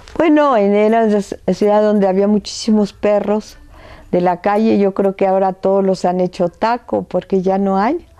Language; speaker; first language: Spanish; early bilingual, other home language; French